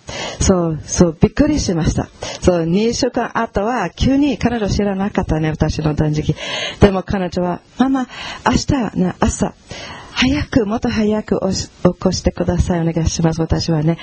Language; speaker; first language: Japanese; non-native, fluent; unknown